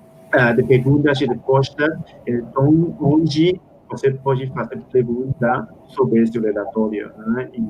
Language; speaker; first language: Portuguese; non-native, fluent; Spanish